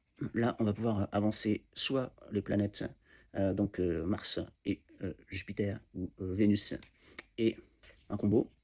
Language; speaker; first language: French; native; French